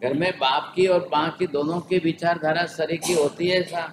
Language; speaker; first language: Hindi; non-native, local second language; Gujarati